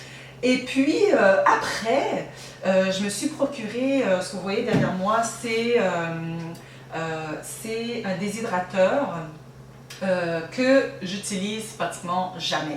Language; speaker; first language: French; native; French